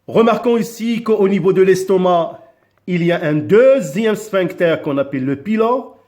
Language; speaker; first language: French; non-native, local second language; Arabic